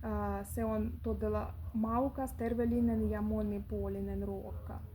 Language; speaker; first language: Finnish; non-native, learner; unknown